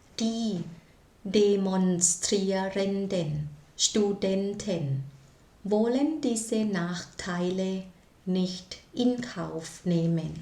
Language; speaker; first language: German; non-native, learner; Thai